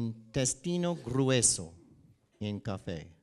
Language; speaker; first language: Spanish; non-native, learner; English